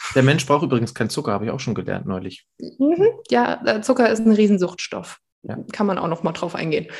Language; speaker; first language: German; native; German